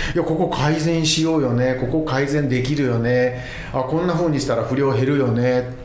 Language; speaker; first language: Japanese; native; Japanese